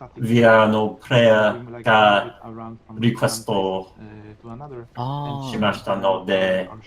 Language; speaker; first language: Japanese; non-native, learner; English